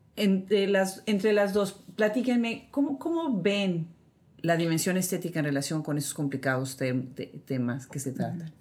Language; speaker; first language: Spanish; native; Spanish